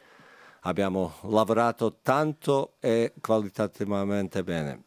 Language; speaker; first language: Italian; non-native, fluent; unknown